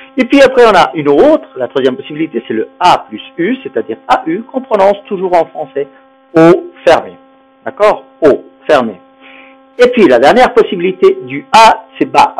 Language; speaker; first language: French; non-native, fluent; Spanish